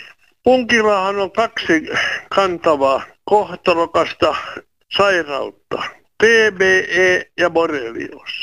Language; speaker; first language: Finnish; native; Finnish